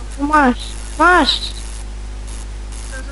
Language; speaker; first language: Polish; native; Polish